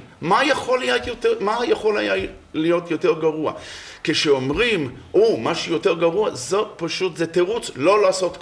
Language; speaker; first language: Hebrew; non-native, fluent; English